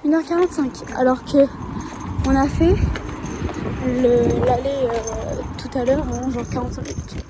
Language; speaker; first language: French; native; French